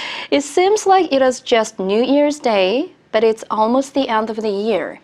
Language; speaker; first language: English; non-native, fluent; Korean